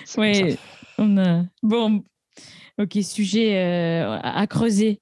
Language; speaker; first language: French; native; French